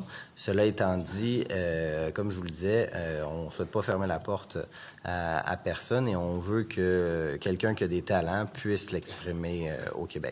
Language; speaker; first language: French; native; French